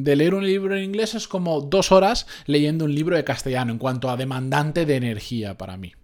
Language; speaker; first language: Spanish; native; Spanish